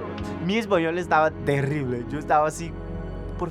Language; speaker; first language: Spanish; non-native, fluent; Portuguese